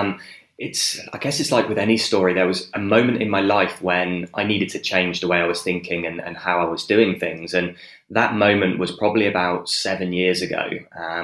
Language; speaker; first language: English; native; English